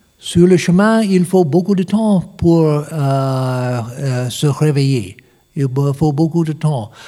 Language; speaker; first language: French; non-native, learner; English